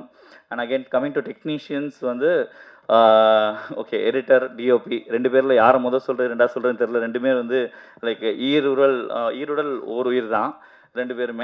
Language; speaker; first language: Tamil; native; Tamil